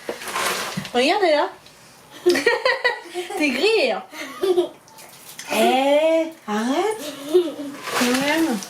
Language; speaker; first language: French; native; French